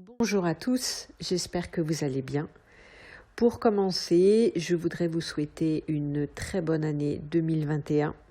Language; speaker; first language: French; native; French